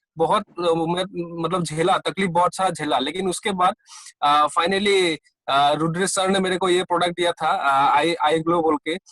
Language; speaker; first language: Hindi; non-native, local second language; Assamese